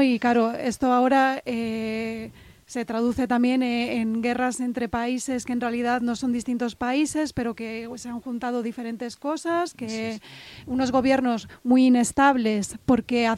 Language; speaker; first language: Spanish; native; Spanish